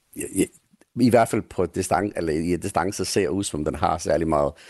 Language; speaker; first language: Danish; non-native, fluent; English